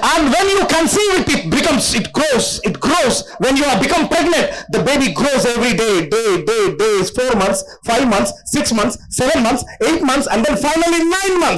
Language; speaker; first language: English; non-native, local second language; Telugu